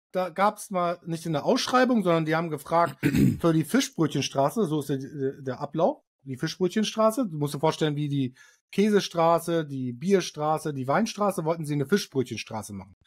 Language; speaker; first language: German; early bilingual, other home language; Arabic